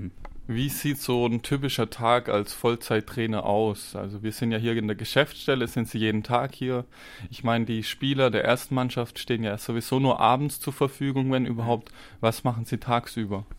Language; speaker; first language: German; native; German